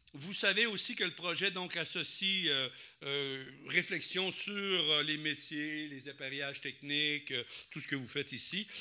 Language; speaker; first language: French; native; French